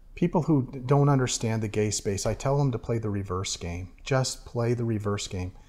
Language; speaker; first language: English; native; English